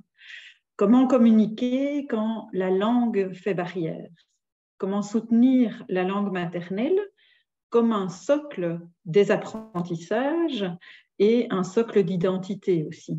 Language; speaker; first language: French; native; French